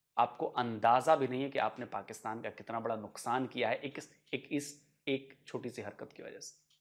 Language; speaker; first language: Hindi; native; Hindi